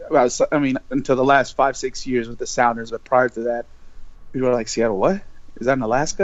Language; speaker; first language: English; early bilingual, other home language; Spanish